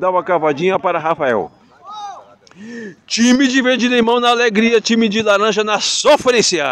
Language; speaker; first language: Portuguese; native; Portuguese